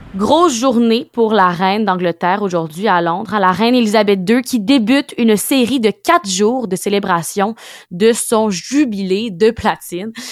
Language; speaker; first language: French; native; French